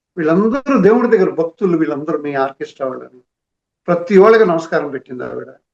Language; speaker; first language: Telugu; native; Telugu